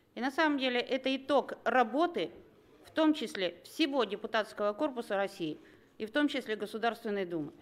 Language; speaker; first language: Russian; native; Russian